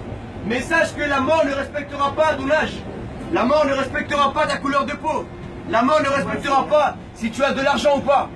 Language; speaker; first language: French; non-native, fluent; Spanish